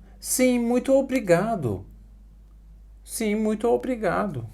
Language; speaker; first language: Portuguese; non-native, fluent; Turkish